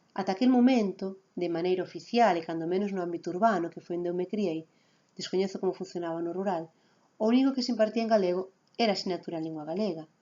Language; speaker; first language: Galician; native; Galician